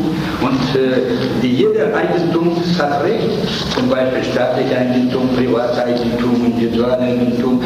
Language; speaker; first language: German; non-native, fluent; Russian